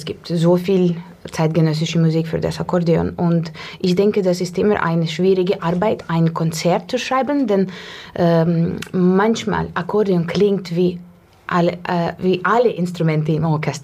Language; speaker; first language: German; non-native, fluent; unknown